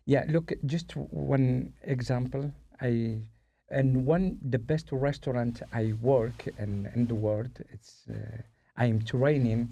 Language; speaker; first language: English; non-native, learner; Spanish